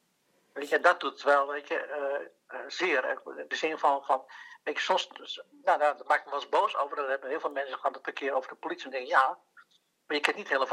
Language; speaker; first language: Dutch; early bilingual, other home language; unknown